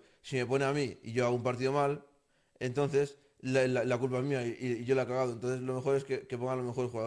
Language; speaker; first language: Spanish; native; Spanish